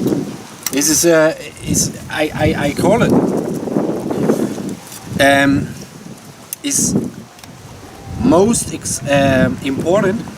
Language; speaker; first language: English; non-native, learner; German